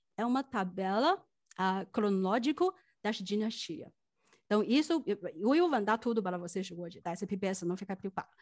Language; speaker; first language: Portuguese; non-native, fluent; Chinese